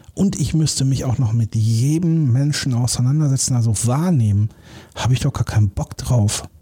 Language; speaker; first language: German; native; German